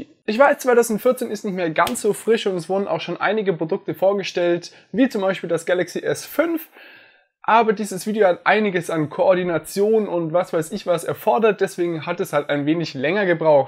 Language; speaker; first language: German; native; German